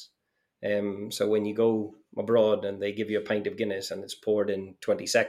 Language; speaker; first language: English; native; English